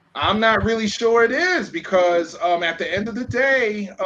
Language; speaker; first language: English; early bilingual, other home language; Spanish